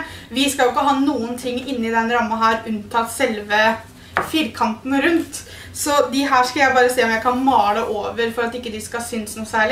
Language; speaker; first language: Norwegian; native; Norwegian